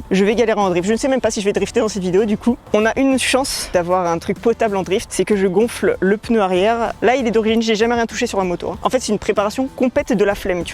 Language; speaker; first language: French; native; French